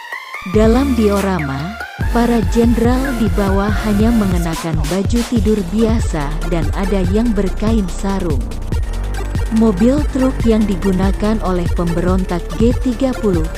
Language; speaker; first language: Indonesian; native; Indonesian